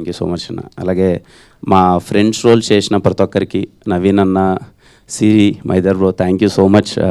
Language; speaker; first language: Telugu; native; Telugu